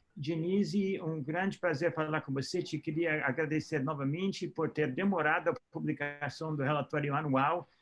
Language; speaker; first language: Portuguese; non-native, fluent; English